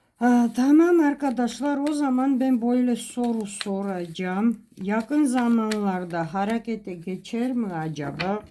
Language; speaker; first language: Turkish; non-native, fluent; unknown